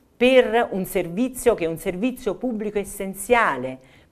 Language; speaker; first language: Italian; native; Italian